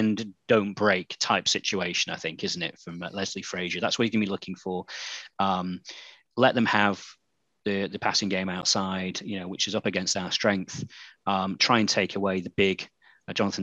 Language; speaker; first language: English; native; English